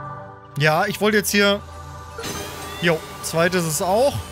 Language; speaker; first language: German; native; German